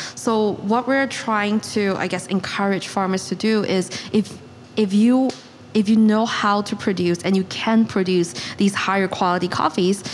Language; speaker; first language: English; non-native, local second language; Chinese